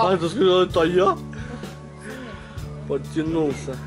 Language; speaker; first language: Russian; native; Russian